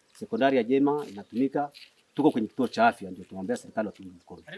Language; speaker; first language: Swahili; non-native, local second language; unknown